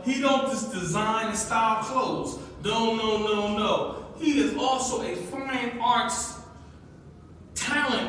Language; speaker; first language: English; native; English